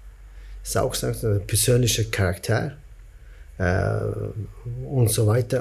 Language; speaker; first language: German; non-native, fluent; Swedish